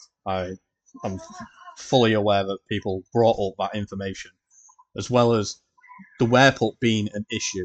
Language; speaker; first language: English; native; English